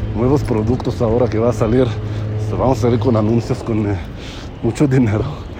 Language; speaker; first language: Spanish; non-native, fluent; Hebrew